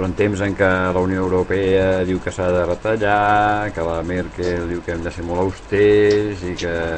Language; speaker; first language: Catalan; native; Catalan